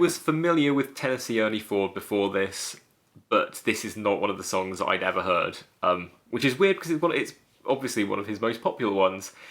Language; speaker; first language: English; native; English